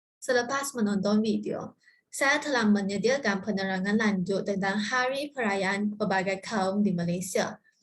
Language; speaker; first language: Malay; non-native, local second language; Chinese